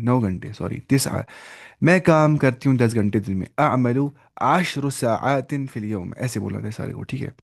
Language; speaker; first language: Urdu; non-native, local second language; Kashmiri